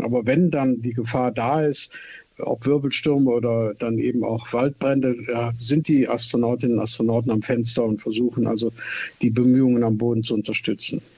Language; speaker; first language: German; native; German